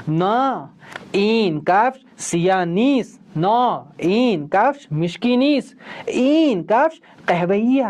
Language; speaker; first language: Persian; non-native, fluent; Urdu